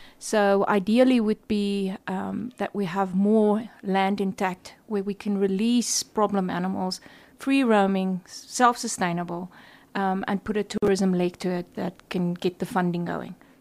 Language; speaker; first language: English; non-native, local second language; Afrikaans